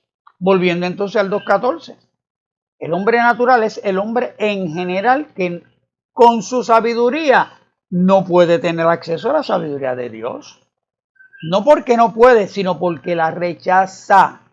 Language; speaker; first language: Spanish; native; Spanish